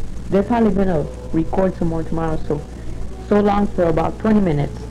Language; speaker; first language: English; early bilingual, other home language; Spanish